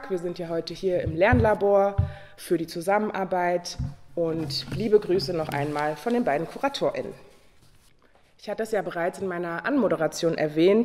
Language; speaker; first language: German; native; German